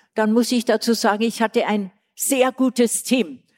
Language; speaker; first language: German; native; German